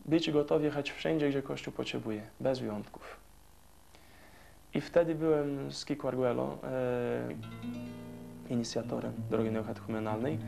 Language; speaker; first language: Polish; non-native, fluent; Portuguese